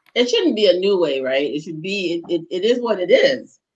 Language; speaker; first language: English; early bilingual, other home language; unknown